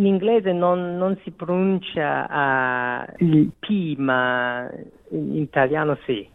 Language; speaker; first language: Italian; non-native, fluent; Korean